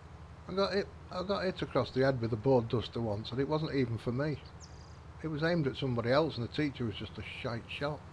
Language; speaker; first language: English; native; English